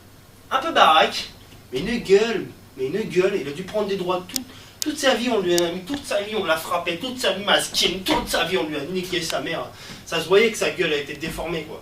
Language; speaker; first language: French; native; French